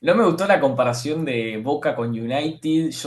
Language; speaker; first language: Spanish; native; Spanish